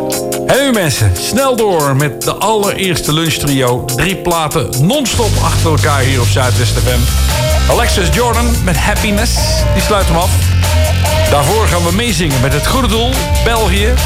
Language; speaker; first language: Dutch; native; Dutch